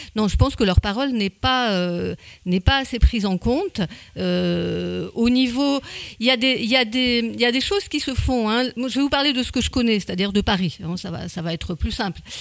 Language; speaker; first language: French; native; French